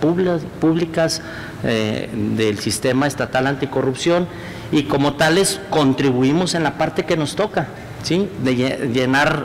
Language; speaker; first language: Spanish; native; Spanish